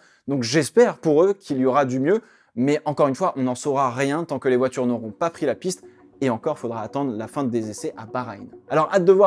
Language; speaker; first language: French; native; French